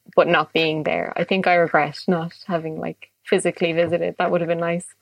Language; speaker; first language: English; native; English